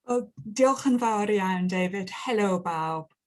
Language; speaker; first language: Welsh; non-native, learner; English